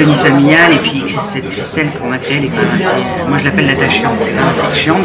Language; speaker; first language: French; native; French